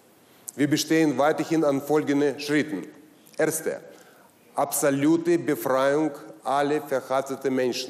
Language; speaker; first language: German; non-native, learner; Russian